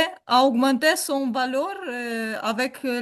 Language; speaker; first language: French; non-native, learner; Ukrainian